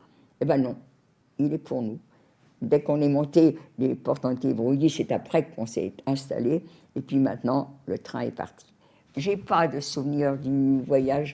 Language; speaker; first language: French; native; French